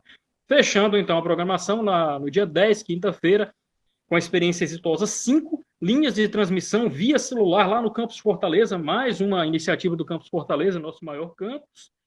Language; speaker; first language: Portuguese; native; Portuguese